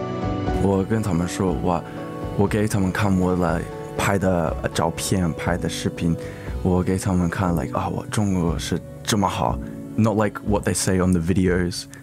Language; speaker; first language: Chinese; early bilingual, heritage; English